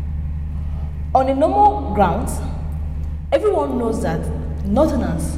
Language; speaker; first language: English; non-native, local second language; Igbo